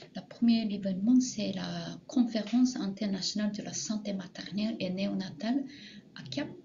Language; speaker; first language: French; non-native, fluent; Japanese